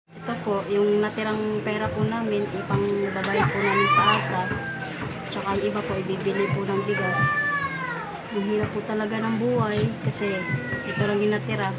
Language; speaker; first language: Filipino; native; Filipino